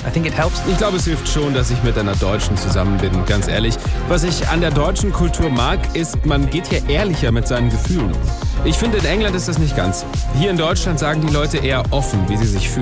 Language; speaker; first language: German; non-native, fluent; English